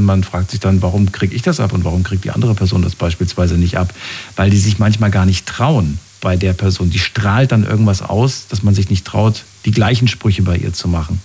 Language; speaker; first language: German; native; German